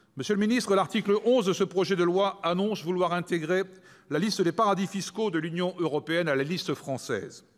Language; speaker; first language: French; native; French